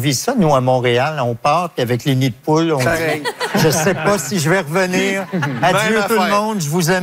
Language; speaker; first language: French; native; French